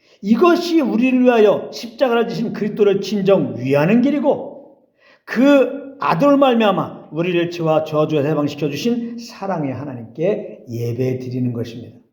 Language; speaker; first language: Korean; native; Korean